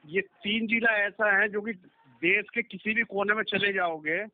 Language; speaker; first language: Hindi; native; Hindi